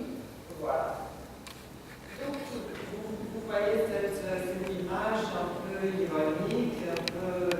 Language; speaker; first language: French; non-native, fluent; Romanian